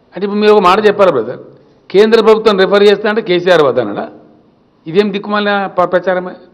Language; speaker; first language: Hindi; non-native, local second language; Telugu